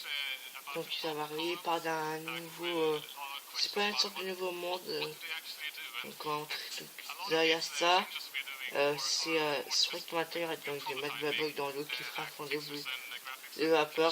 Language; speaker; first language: French; native; French